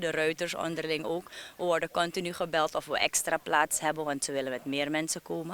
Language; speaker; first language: Dutch; native; Dutch